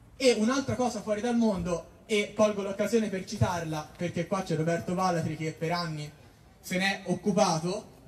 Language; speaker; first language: Italian; native; Italian